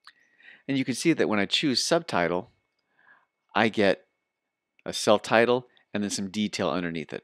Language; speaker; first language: English; native; English